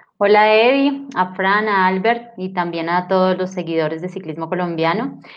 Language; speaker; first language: Spanish; native; Spanish